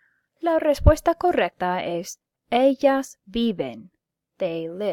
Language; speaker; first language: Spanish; non-native, fluent; English